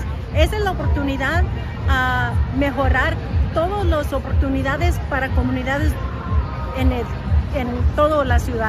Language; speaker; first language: Spanish; early bilingual, heritage; English